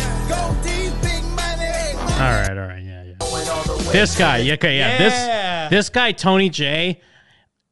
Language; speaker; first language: English; native; English